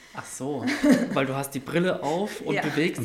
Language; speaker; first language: German; native; German